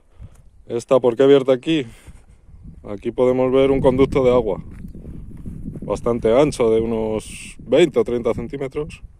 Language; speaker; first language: Spanish; native; Spanish